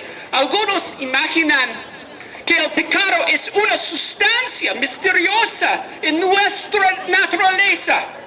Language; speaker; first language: Spanish; non-native, learner; English